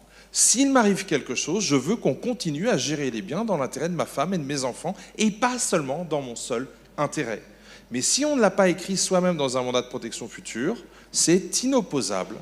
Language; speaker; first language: French; native; French